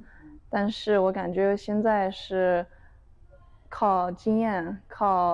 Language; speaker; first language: Chinese; early bilingual, heritage; Chinese